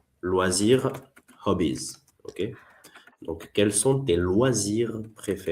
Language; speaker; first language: French; native; French